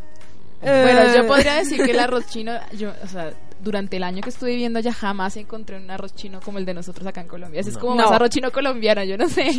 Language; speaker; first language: Spanish; native; Spanish